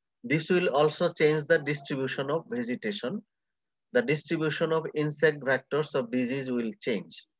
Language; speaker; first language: English; non-native, local second language; Bangla